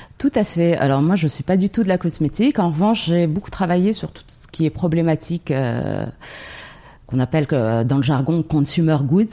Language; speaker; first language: French; non-native, local second language; Arabic